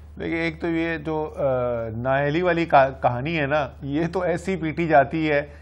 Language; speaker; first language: Urdu; native; Urdu